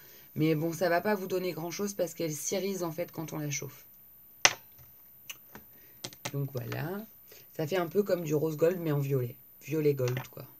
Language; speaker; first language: French; native; French